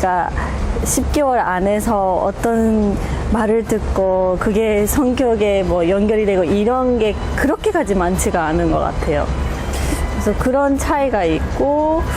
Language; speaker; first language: Korean; non-native, fluent; English